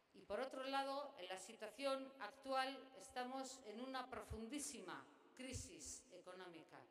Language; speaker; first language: Spanish; non-native, local second language; Basque